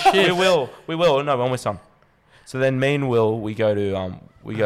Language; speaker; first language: English; native; English